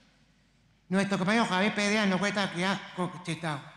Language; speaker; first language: Spanish; native; Spanish